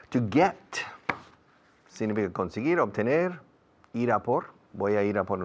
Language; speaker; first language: Spanish; non-native, fluent; English